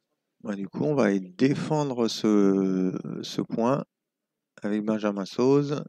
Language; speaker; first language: French; native; French